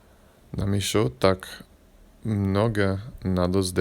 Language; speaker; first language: Russian; non-native, learner; English